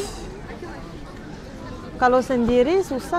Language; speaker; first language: Indonesian; non-native, learner; Arabic